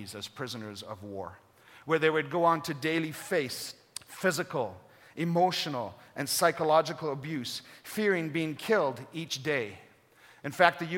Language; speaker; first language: English; native; English